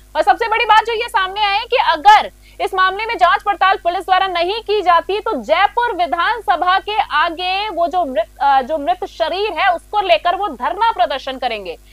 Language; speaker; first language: Hindi; native; Hindi